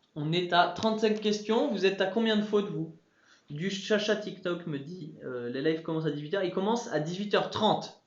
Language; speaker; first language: French; early bilingual, other home language; English